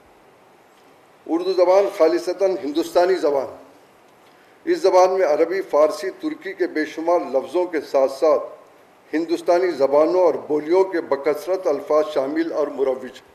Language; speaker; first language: Urdu; native; Urdu